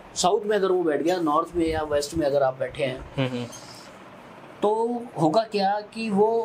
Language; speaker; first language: Hindi; native; Hindi